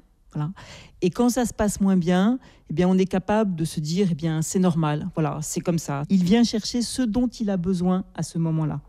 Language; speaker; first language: French; native; French